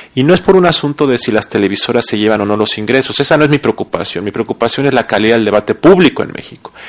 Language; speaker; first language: Spanish; native; Spanish